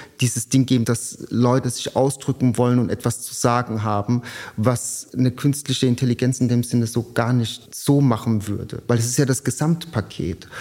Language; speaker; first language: German; native; German